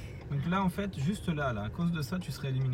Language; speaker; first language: French; native; French